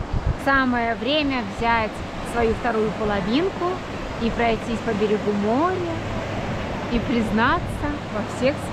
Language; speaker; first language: Russian; native; Russian